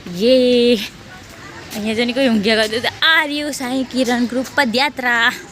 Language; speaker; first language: Gujarati; non-native, local second language; Kukna